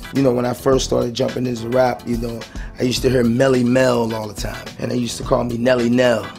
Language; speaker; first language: English; native; English